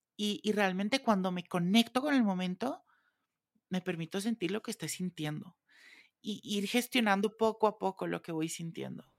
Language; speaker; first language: Spanish; native; Spanish